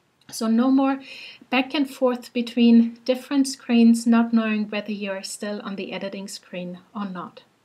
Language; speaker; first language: English; non-native, fluent; German